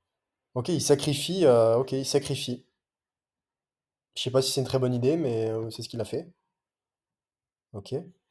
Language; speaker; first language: French; native; French